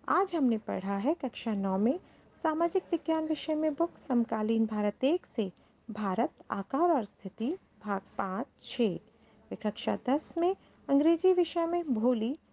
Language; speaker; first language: Hindi; native; Hindi